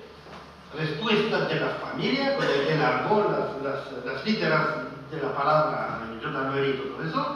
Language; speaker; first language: Spanish; non-native, fluent; French